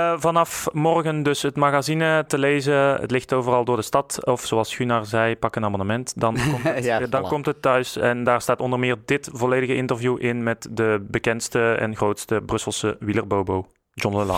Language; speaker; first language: Dutch; native; Dutch